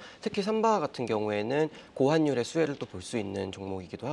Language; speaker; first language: Korean; native; Korean